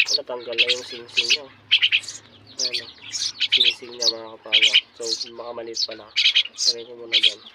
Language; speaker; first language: Filipino; native; Filipino